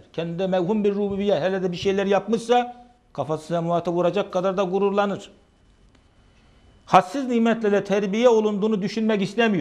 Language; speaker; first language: Turkish; native; Turkish